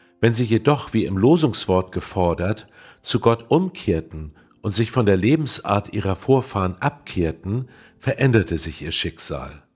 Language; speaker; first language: German; native; German